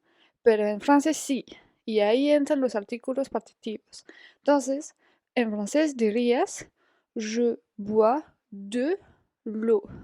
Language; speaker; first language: Spanish; non-native, fluent; French